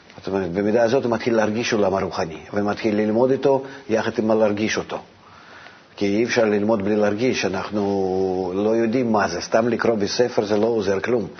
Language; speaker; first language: Hebrew; non-native, fluent; Russian